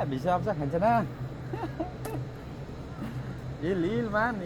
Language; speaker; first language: Korean; non-native, learner; Nepali